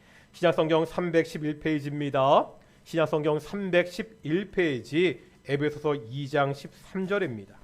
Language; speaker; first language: Korean; native; Korean